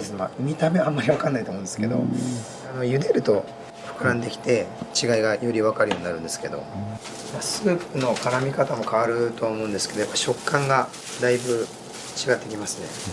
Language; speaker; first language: Japanese; native; Japanese